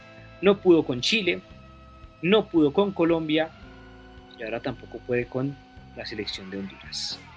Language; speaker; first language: Spanish; native; Spanish